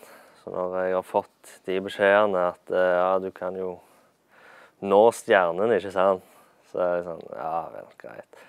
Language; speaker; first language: Norwegian; native; Norwegian